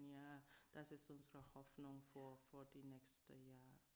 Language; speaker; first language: German; non-native, learner; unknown